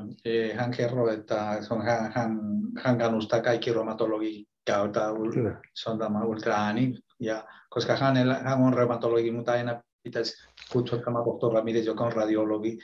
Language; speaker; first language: Finnish; non-native, fluent; Spanish